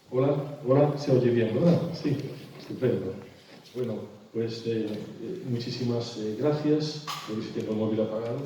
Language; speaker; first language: Spanish; native; Spanish